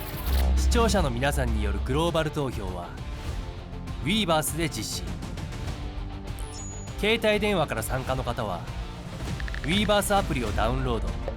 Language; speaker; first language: Japanese; native; Japanese